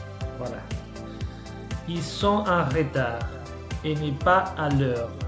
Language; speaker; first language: French; non-native, fluent; Spanish